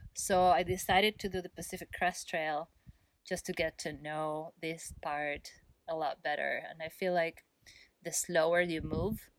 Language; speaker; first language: English; non-native, fluent; Spanish